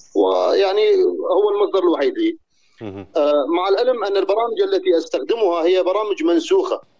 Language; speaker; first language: Arabic; native; Arabic